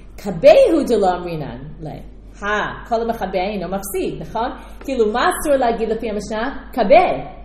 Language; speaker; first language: Hebrew; non-native, fluent; English